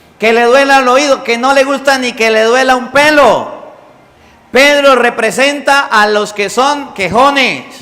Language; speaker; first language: Spanish; native; Spanish